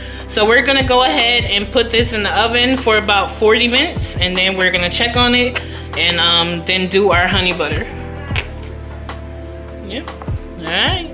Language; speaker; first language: English; native; English